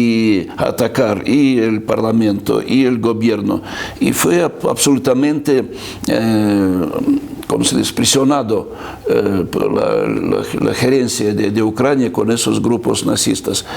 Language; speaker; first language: Spanish; non-native, fluent; Russian